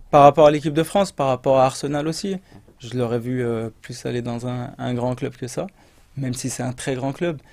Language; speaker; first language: French; native; French